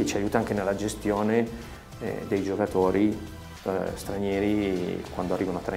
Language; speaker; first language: Italian; native; Italian